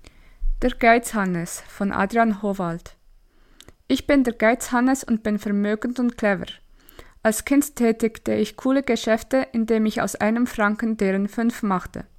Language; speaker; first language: German; native; German